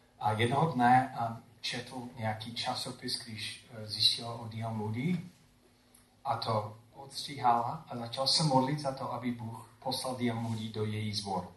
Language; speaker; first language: Czech; non-native, fluent; English